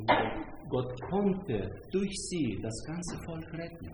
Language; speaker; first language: German; non-native, fluent; Hungarian